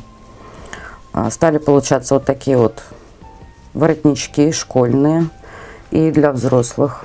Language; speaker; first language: Russian; native; Russian